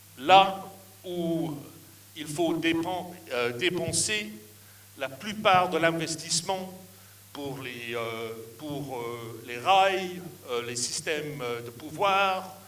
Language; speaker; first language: French; non-native, fluent; English